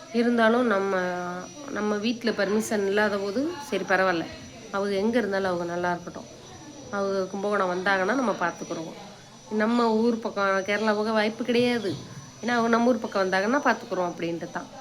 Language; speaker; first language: Tamil; native; Tamil